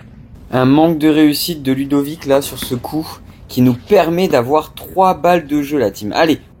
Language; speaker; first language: French; native; French